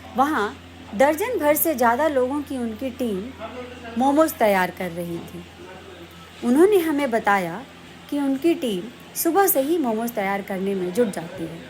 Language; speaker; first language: Hindi; native; Hindi